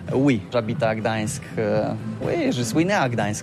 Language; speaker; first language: French; non-native, learner; Polish